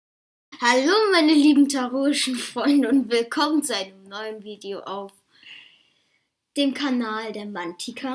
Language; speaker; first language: German; native; German